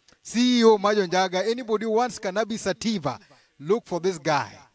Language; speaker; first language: English; non-native, local second language; Luo (Kenya and Tanzania)